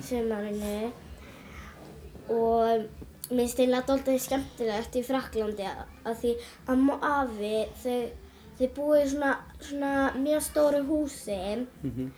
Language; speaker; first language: Icelandic; early bilingual, other home language; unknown